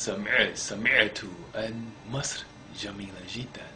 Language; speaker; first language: Arabic; non-native, learner; English